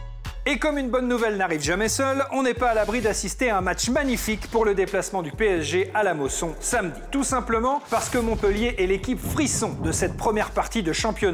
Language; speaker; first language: French; native; French